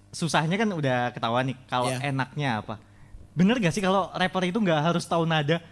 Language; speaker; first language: Indonesian; native; Indonesian